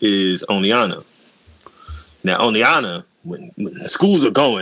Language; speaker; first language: English; native; English